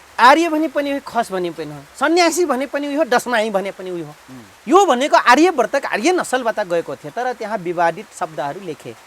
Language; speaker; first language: Nepali; non-native, local second language; Rana Tharu